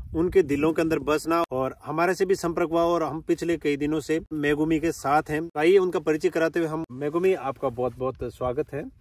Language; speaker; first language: Hindi; native; Hindi